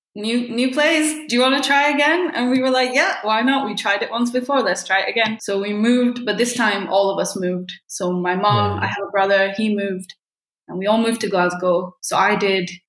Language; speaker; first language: English; early bilingual, other home language; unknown